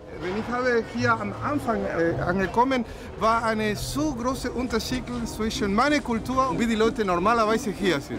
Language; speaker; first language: German; non-native, fluent; Spanish